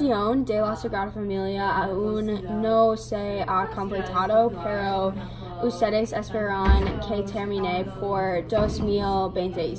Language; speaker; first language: Spanish; non-native, learner; English